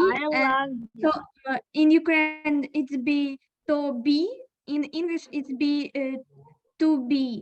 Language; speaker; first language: English; non-native, learner; Ukrainian